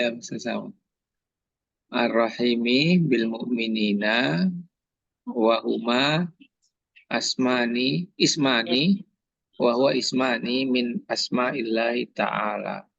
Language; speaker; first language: Arabic; non-native, learner; Indonesian